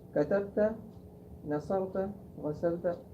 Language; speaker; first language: Arabic; non-native, learner; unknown